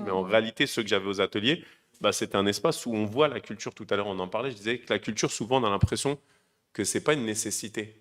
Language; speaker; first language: French; native; French